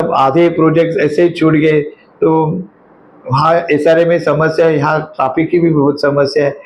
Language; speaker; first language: Hindi; non-native, local second language; Marathi